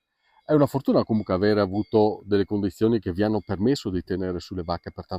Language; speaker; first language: Italian; native; Italian